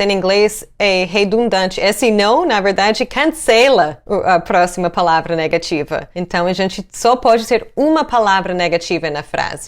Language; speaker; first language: Portuguese; non-native, fluent; English